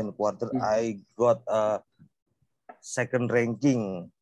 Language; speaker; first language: English; non-native, learner; Indonesian